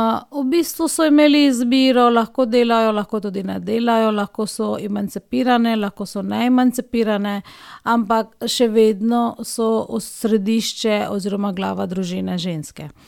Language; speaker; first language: Slovenian; non-native, fluent; Hindi